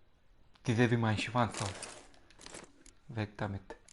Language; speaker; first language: German; non-native, fluent; Romanian